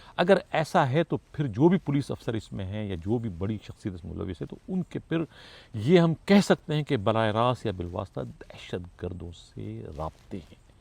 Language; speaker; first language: Urdu; non-native, local second language; Pashto